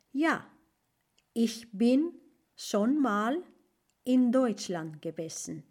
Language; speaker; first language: German; non-native, fluent; Spanish